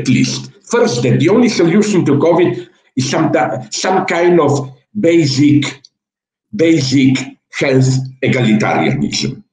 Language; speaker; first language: English; non-native, fluent; Slovenian